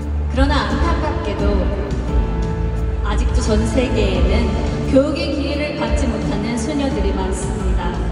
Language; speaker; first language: Korean; native; Korean